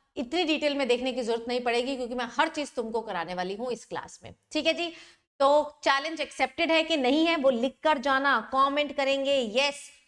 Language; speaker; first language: Hindi; native; Hindi